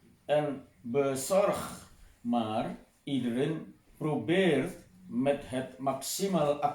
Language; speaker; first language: Dutch; non-native, fluent; Indonesian